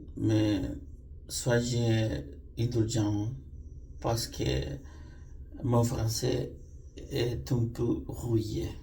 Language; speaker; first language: French; non-native, fluent; Spanish